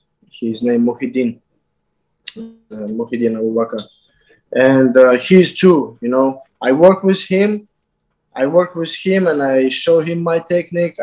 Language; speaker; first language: English; non-native, learner; Azerbaijani